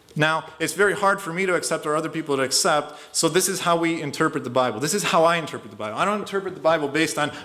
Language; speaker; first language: English; early bilingual, other home language; Romanian